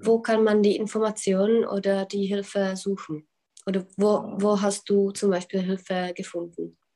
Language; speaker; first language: German; non-native, fluent; Czech